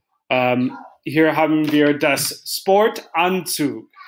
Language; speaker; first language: German; non-native, fluent; English